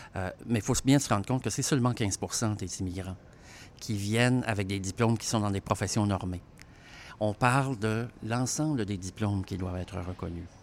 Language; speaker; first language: French; native; French